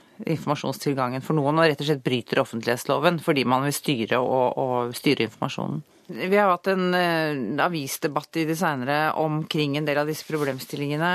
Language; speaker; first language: Norwegian; native; Norwegian